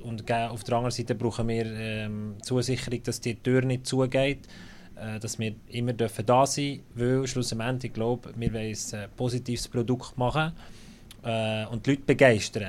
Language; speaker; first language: German; native; German